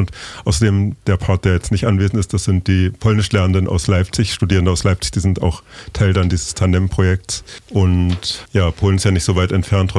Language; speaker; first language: German; native; German